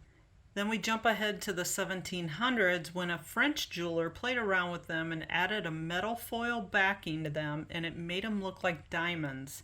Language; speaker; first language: English; native; English